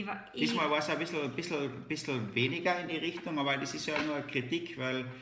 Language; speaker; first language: German; native; German